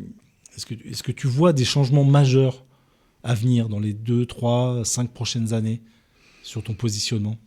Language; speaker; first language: French; native; French